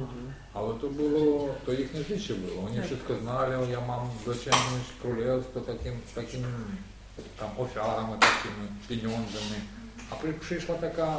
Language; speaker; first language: Polish; non-native, learner; Russian